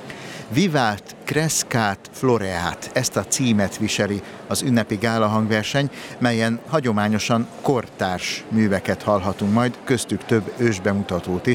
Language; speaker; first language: Hungarian; native; Hungarian